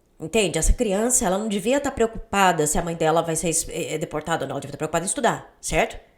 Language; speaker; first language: Portuguese; native; Portuguese